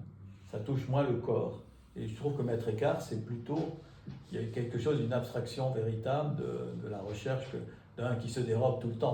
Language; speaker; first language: French; native; French